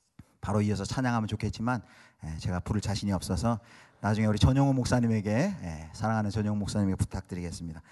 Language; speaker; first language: Korean; native; Korean